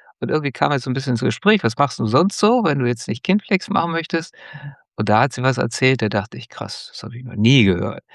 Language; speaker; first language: German; native; German